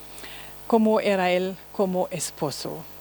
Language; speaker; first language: Spanish; non-native, learner; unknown